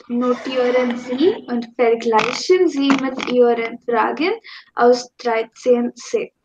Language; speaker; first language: German; non-native, fluent; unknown